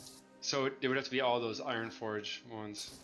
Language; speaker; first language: English; native; English